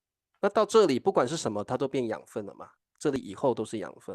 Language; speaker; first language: Chinese; native; Chinese